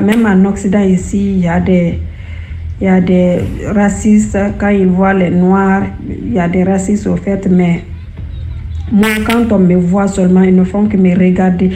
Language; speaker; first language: French; non-native, local second language; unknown